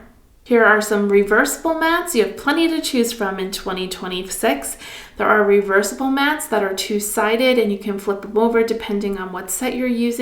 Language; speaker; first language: English; native; English